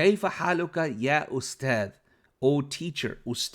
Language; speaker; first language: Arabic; non-native, fluent; English